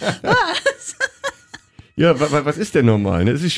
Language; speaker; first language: German; native; German